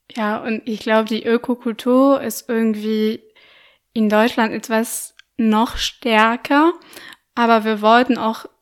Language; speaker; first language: German; non-native, fluent; French